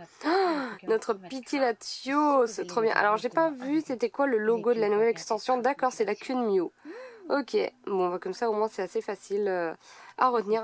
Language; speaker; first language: French; native; French